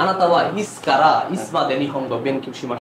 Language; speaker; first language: Japanese; non-native, fluent; Bangla